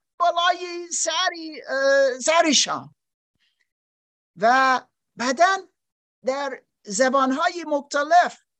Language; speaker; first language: Persian; non-native, learner; German